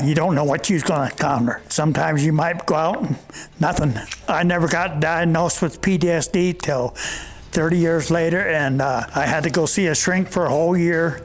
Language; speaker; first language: English; native; English